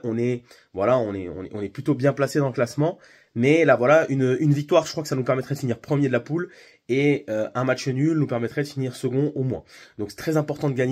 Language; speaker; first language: French; native; French